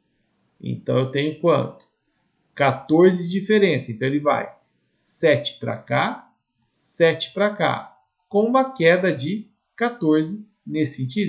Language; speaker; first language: Portuguese; native; Portuguese